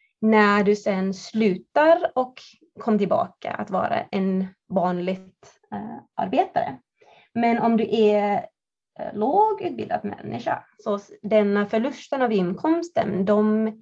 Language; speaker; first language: Swedish; non-native, fluent; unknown